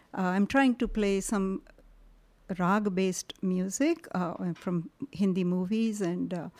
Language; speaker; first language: English; non-native, local second language; Marathi